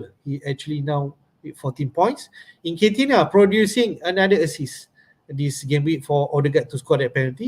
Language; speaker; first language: English; non-native, local second language; Malay